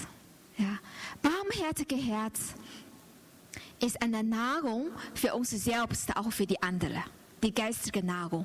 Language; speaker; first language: German; non-native, learner; Chinese